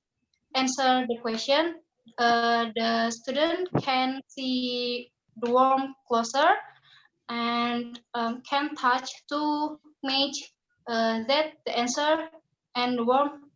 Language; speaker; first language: English; non-native, learner; Indonesian